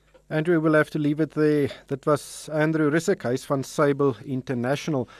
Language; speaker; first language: English; non-native, local second language; Afrikaans